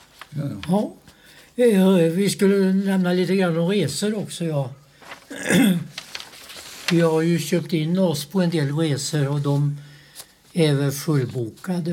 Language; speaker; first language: Swedish; native; Swedish